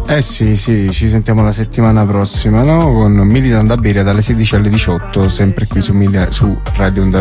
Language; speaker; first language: Italian; native; Italian